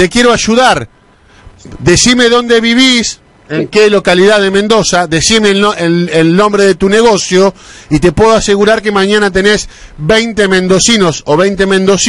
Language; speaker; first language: Spanish; native; Spanish